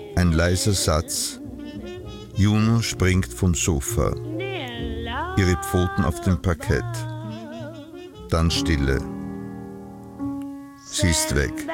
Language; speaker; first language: German; native; German